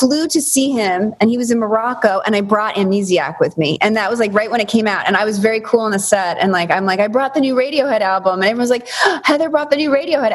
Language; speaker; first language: English; native; English